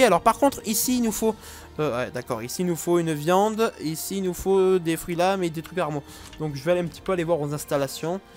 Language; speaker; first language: French; native; French